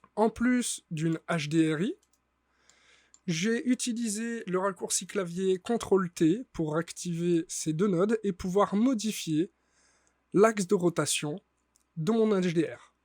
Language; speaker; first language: French; native; French